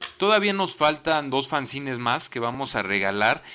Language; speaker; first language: Spanish; native; Spanish